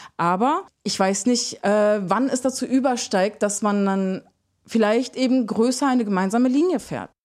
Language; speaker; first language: German; early bilingual, other home language; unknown